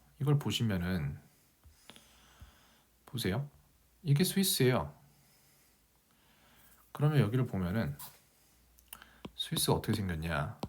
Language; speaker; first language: Korean; native; Korean